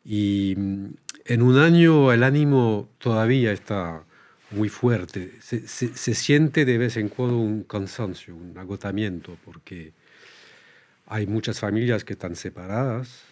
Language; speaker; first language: Spanish; non-native, fluent; French